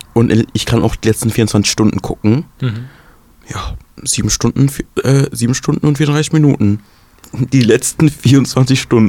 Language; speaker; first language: German; native; German